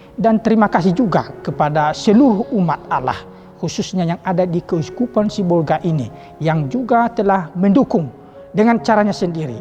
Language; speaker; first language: Indonesian; non-native, local second language; Nias